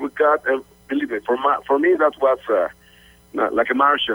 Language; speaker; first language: English; non-native, learner; Spanish